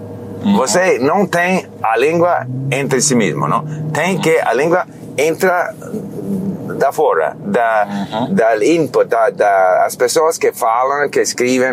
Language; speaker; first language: Portuguese; non-native, learner; English